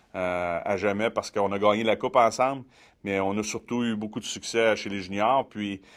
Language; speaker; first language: French; native; French